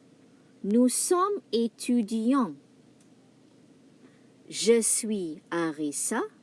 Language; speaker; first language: French; non-native, fluent; Malay